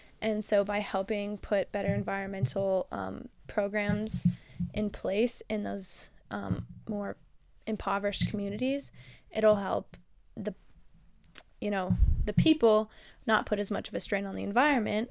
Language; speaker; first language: English; native; English